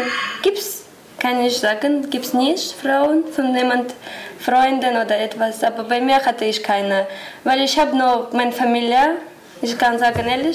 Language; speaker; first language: German; non-native, learner; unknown